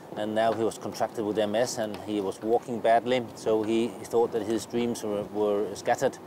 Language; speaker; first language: English; non-native, fluent; Danish